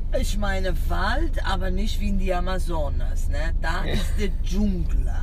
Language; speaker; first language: German; non-native, fluent; Portuguese